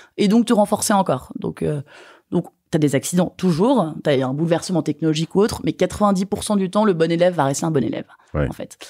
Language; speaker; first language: French; native; French